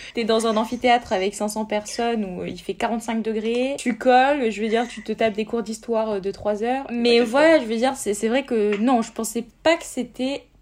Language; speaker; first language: French; native; French